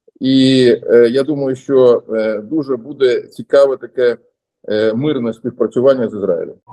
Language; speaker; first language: Ukrainian; non-native, local second language; Russian